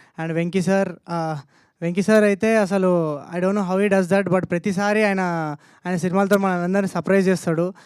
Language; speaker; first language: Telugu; native; Telugu